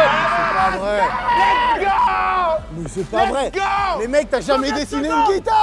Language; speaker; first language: French; native; French